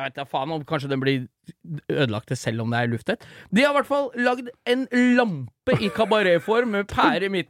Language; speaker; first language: Norwegian; native; Norwegian